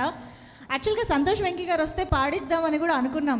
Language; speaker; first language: Telugu; native; Telugu